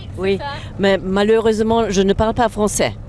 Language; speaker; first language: French; non-native, learner; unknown